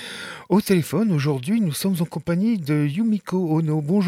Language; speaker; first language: French; native; French